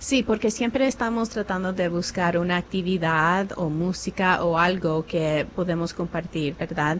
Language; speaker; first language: Spanish; non-native, fluent; English